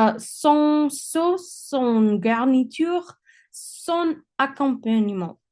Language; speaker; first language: French; non-native, learner; English